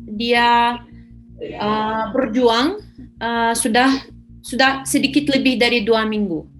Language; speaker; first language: Indonesian; non-native, fluent; Ukrainian